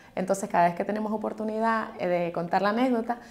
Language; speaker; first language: Spanish; native; Spanish